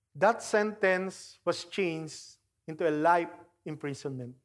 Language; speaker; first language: English; non-native, local second language; Filipino